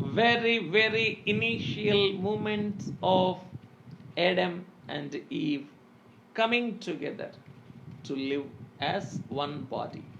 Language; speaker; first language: English; non-native, local second language; Telugu